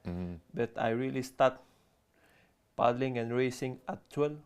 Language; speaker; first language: English; non-native, learner; French